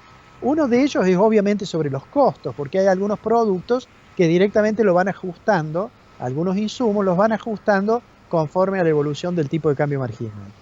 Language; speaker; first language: Spanish; native; Spanish